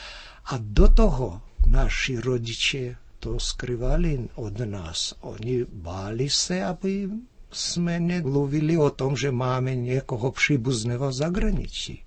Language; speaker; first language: Czech; early bilingual, heritage; Czech